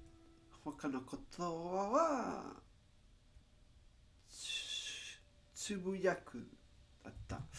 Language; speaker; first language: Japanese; non-native, learner; English